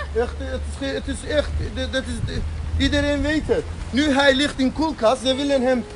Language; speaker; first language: Dutch; non-native, fluent; Azerbaijani